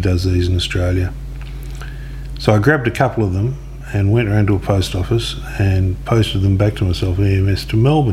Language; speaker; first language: English; native; English